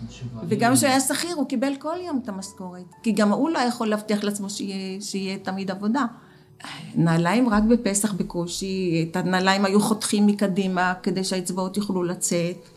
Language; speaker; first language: Hebrew; early bilingual, other home language; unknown